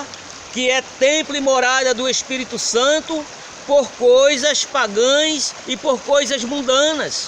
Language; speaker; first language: Portuguese; native; Portuguese